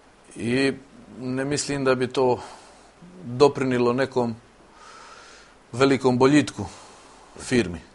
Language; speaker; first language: Serbian; native; Serbian